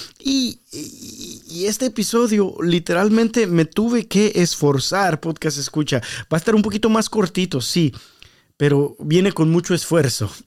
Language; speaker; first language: Spanish; early bilingual, heritage; Spanish